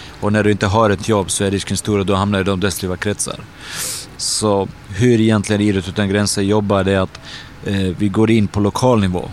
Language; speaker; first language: Swedish; early bilingual, other home language; Bosnian